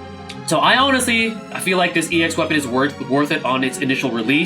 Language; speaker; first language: English; native; English